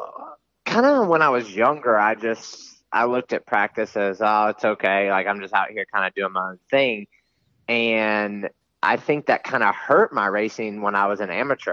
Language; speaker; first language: English; native; English